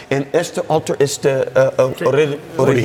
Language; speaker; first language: Spanish; non-native, learner; English